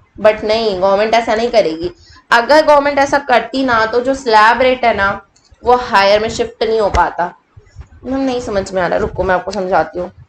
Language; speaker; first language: Hindi; native; Hindi